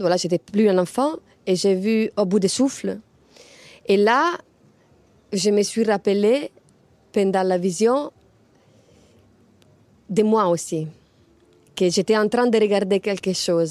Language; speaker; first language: French; non-native, fluent; Italian